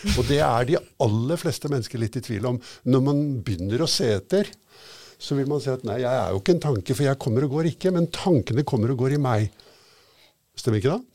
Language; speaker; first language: Norwegian; native; Norwegian